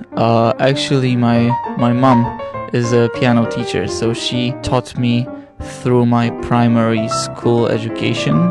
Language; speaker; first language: English; non-native, fluent; Polish